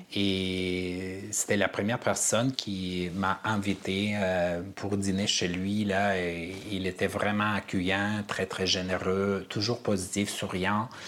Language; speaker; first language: French; non-native, fluent; Armenian